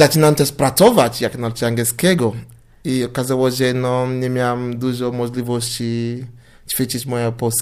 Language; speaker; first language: Polish; non-native, learner; English